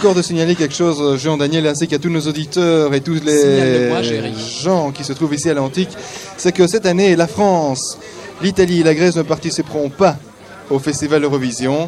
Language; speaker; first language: French; native; French